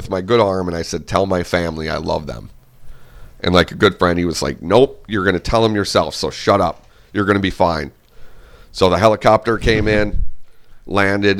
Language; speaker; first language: English; native; English